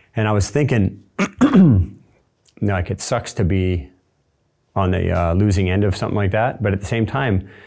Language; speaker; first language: English; native; English